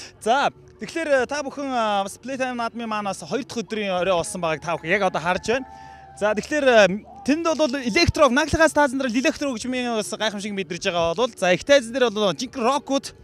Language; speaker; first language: Mongolian; native; Mongolian